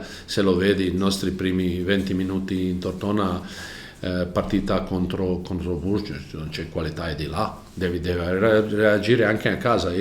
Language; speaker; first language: Italian; non-native, learner; Croatian